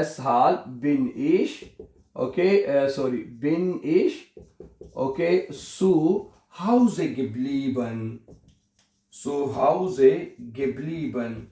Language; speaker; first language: German; non-native, fluent; Urdu